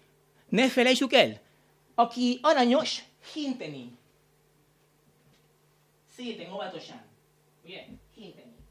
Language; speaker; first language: Hungarian; non-native, learner; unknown